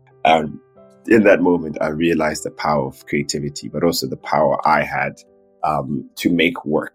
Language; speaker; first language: English; early bilingual, other home language; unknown